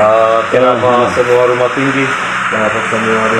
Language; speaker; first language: Indonesian; non-native, learner; French